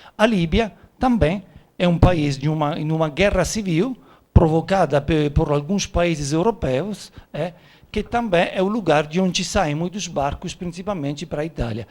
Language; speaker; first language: Portuguese; non-native, fluent; Italian